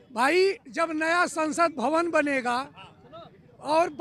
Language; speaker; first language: Hindi; native; Hindi